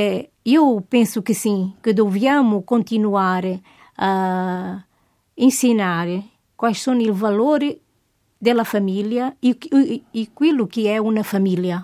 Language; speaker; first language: Italian; non-native, fluent; Portuguese